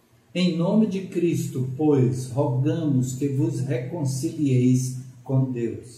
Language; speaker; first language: Portuguese; native; Portuguese